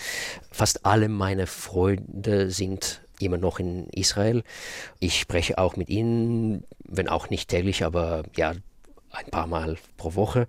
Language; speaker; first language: German; non-native, fluent; Russian